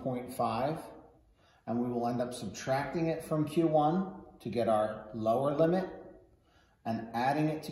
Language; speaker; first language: English; native; English